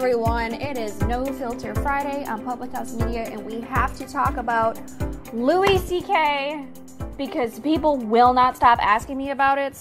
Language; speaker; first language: English; native; English